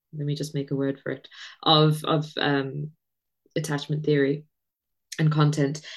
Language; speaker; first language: English; native; English